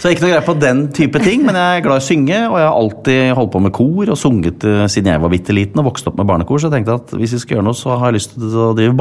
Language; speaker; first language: Norwegian; native; Norwegian